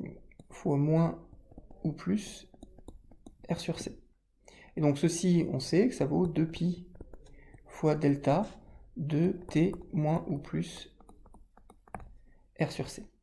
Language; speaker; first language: French; native; French